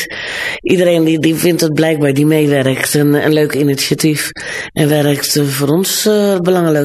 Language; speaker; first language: Dutch; native; Dutch